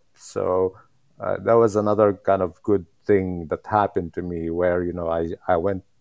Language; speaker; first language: English; non-native, fluent; Arabic